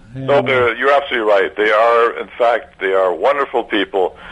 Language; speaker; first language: English; early bilingual, other home language; German